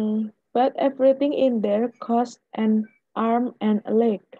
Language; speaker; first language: English; non-native, fluent; Indonesian